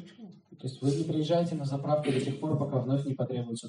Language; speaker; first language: Russian; native; Russian